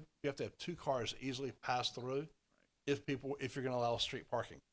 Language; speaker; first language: English; native; English